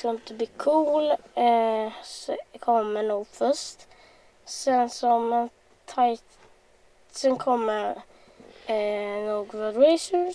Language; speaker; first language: Swedish; native; Swedish